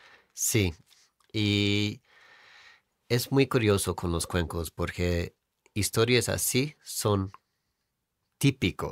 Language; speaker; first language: Spanish; non-native, fluent; English